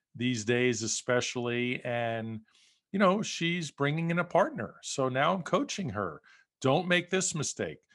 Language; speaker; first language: English; native; English